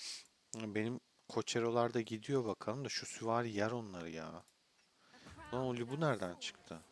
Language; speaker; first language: Turkish; native; Turkish